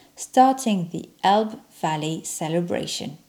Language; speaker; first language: English; non-native, fluent; French